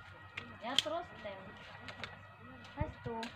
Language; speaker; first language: German; non-native, fluent; Cebuano